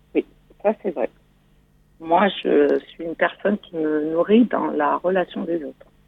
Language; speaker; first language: French; native; French